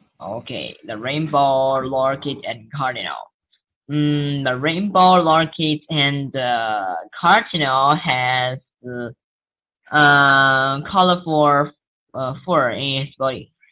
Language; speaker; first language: English; non-native, learner; Chinese